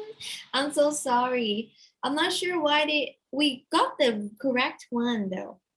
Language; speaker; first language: English; non-native, fluent; Thai